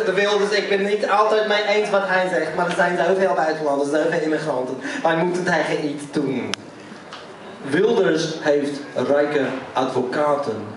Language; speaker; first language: Dutch; non-native, fluent; English